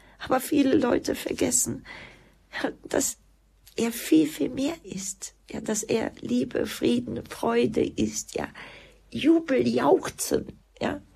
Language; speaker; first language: German; early bilingual, other home language; Croatian